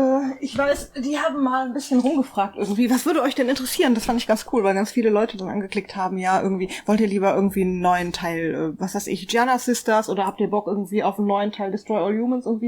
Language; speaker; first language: German; native; German